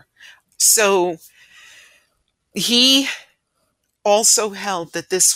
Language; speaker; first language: English; native; English